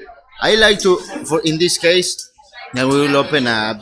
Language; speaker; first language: English; non-native, fluent; Spanish